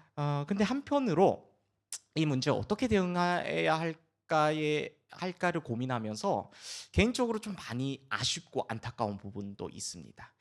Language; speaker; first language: Korean; early bilingual, heritage; Korean